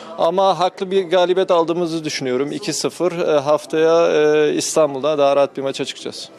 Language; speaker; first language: Turkish; early bilingual, heritage; Turkish